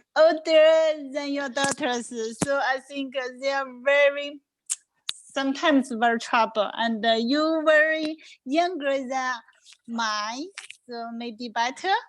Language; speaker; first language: English; non-native, learner; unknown